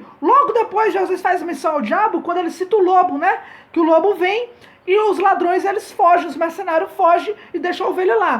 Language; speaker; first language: Portuguese; native; Portuguese